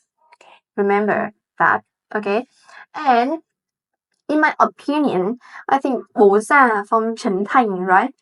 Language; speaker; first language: English; non-native, fluent; Vietnamese